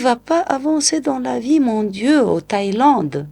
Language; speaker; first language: French; non-native, local second language; Arabic